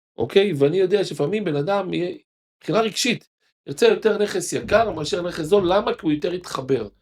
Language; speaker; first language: Hebrew; native; Hebrew